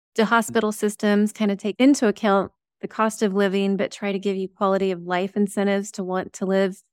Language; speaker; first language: English; native; English